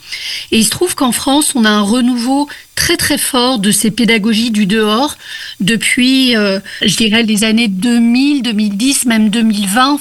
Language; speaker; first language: French; native; French